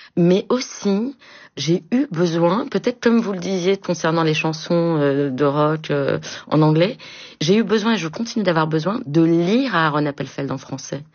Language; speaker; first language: French; native; French